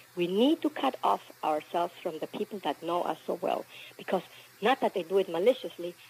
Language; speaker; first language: English; early bilingual, other home language; Spanish